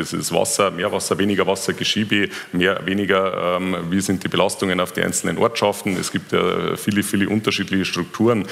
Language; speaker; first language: German; native; German